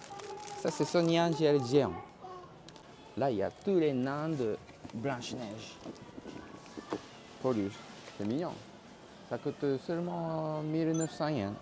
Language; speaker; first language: French; non-native, learner; Japanese